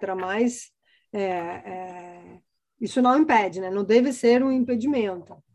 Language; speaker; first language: Portuguese; non-native, fluent; Italian